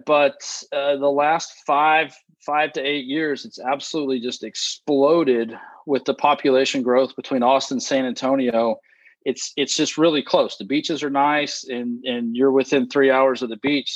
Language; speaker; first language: English; native; English